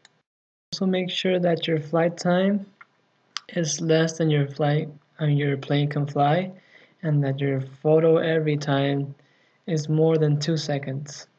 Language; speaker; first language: English; native; English